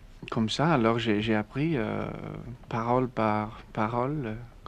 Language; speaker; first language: French; non-native, learner; English